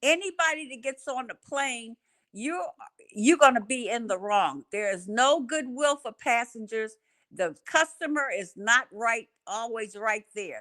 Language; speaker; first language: English; native; English